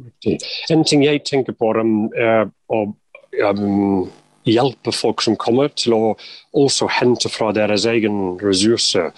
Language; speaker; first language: Norwegian; non-native, fluent; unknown